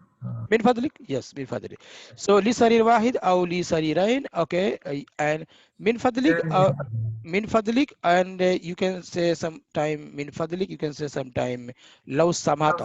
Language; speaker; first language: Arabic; non-native, fluent; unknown